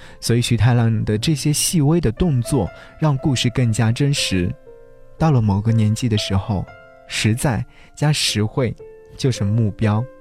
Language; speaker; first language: Chinese; native; Chinese